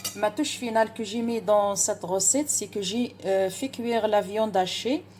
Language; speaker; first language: French; non-native, local second language; Arabic